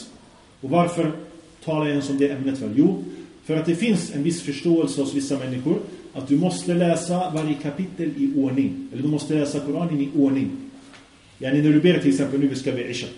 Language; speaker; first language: Swedish; early bilingual, other home language; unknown